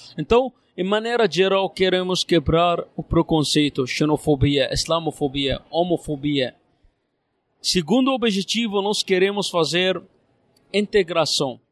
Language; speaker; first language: Portuguese; non-native, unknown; Arabic